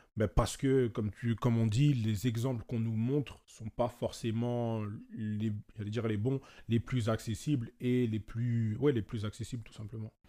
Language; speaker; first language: French; native; French